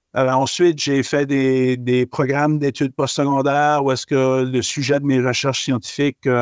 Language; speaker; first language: French; native; French